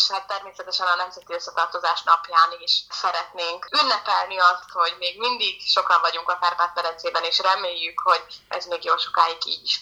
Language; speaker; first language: Hungarian; native; Hungarian